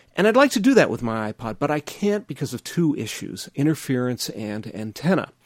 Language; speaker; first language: English; native; English